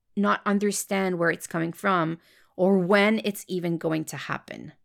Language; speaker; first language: English; non-native, fluent; French